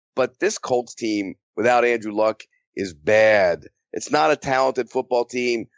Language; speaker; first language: English; native; English